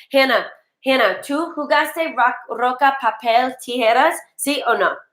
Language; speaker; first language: Spanish; non-native, fluent; English